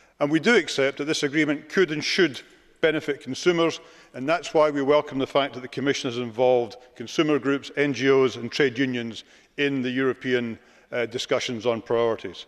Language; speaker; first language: English; native; English